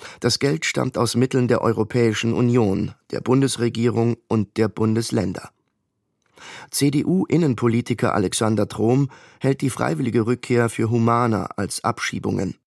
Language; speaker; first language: German; native; German